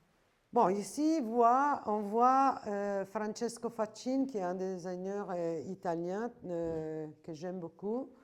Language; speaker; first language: French; non-native, fluent; Italian